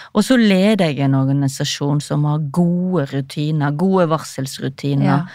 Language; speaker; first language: Norwegian; native; Norwegian